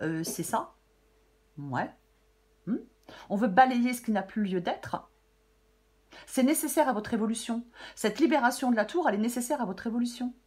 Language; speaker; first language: French; native; French